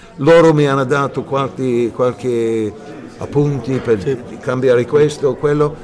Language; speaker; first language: Italian; early bilingual, heritage; English